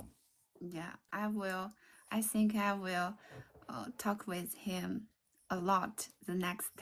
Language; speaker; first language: English; non-native, learner; Chinese